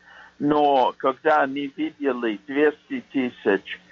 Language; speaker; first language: Russian; non-native, fluent; English